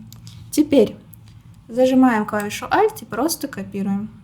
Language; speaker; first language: Russian; native; Russian